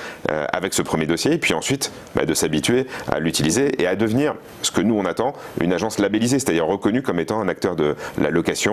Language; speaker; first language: French; native; French